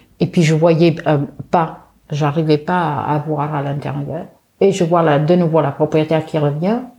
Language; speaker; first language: French; early bilingual, other home language; Portuguese